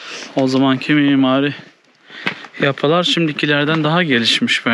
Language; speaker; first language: Turkish; native; Turkish